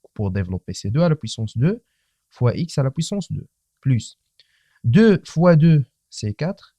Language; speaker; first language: French; non-native, local second language; Arabic